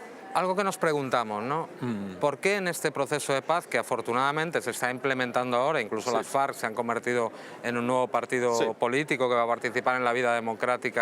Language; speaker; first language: Spanish; native; Spanish